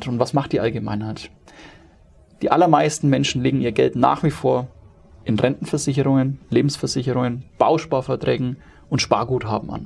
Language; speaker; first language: German; native; German